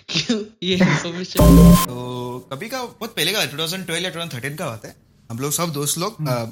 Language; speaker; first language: Hindi; non-native, local second language; Marathi